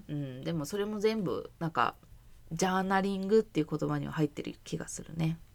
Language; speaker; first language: Japanese; early bilingual, heritage; Japanese